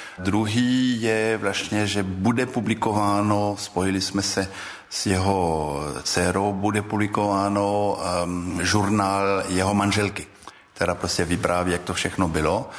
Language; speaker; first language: Czech; early bilingual, heritage; Czech